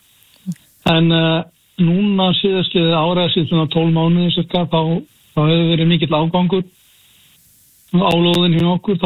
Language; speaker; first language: Icelandic; native; Icelandic